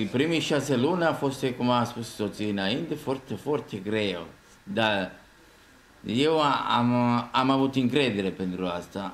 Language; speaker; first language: Romanian; non-native, learner; Italian